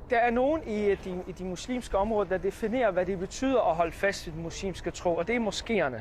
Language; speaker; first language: Danish; early bilingual, other home language; Arabic